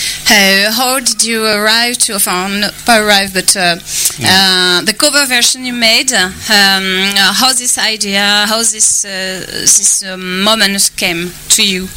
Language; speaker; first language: English; non-native, fluent; French